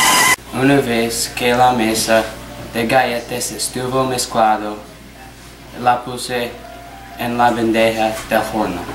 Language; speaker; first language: Spanish; non-native, learner; English